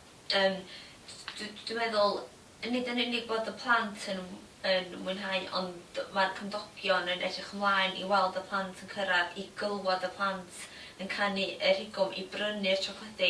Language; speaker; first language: Welsh; native; Welsh